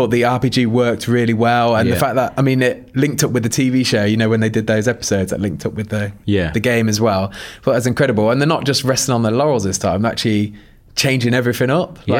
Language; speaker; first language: English; native; English